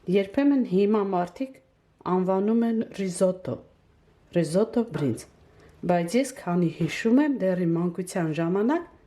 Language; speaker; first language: Armenian; non-native, local second language; Kurdish